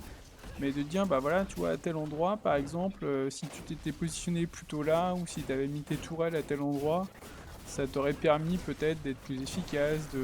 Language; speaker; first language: French; native; French